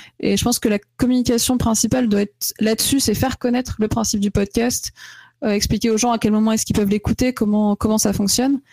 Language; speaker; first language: French; native; French